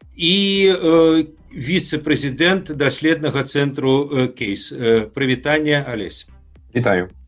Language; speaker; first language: Belarusian; native; Belarusian